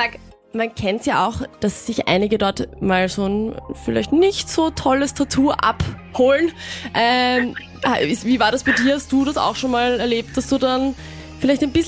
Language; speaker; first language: German; native; German